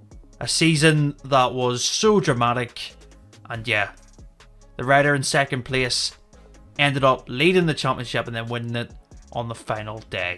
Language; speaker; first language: English; native; English